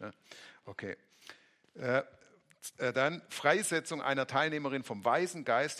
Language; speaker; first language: German; native; German